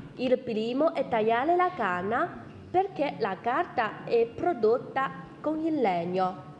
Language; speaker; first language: Italian; non-native, fluent; Chinese